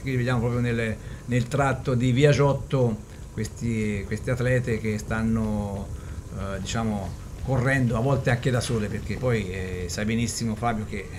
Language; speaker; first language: Italian; native; Italian